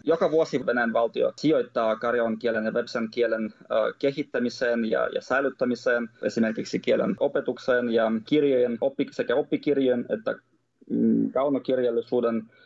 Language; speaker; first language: Finnish; non-native, fluent; Russian